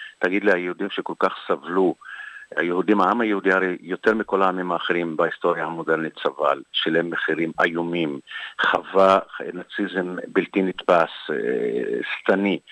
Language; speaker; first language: Hebrew; non-native, local second language; Arabic